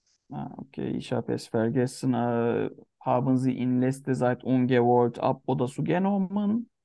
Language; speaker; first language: German; non-native, learner; Turkish